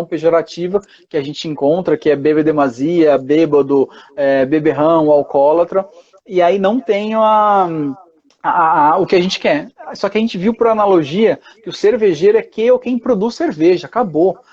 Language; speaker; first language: Portuguese; native; Portuguese